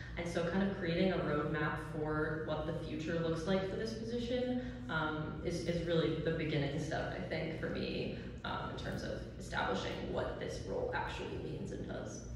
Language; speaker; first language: English; native; English